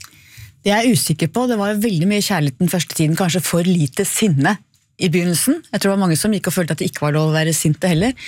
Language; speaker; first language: Norwegian; native; Norwegian